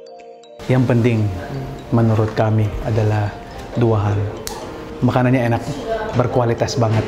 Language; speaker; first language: Indonesian; non-native, fluent; Filipino